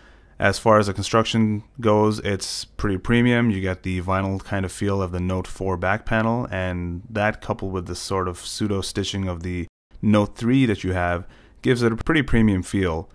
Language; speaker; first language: English; native; English